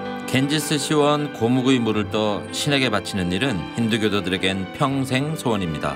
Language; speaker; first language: Korean; native; Korean